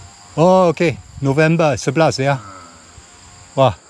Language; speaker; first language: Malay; non-native, learner; English